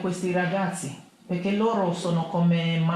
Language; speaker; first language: Italian; non-native, fluent; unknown